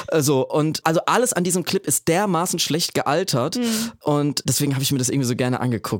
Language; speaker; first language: German; native; German